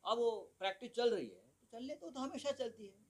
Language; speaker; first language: Hindi; non-native, local second language; Marathi